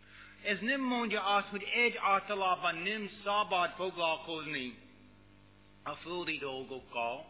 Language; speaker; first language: Hungarian; non-native, learner; English